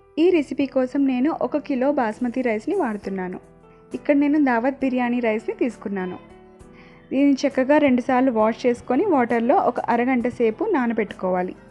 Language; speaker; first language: Telugu; non-native, local second language; Urdu